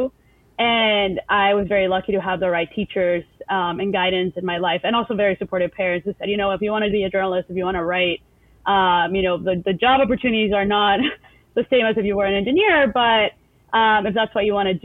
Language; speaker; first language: English; non-native, fluent; Spanish